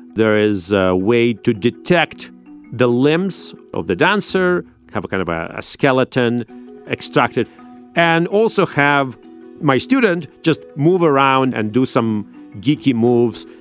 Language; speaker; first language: English; non-native, fluent; Russian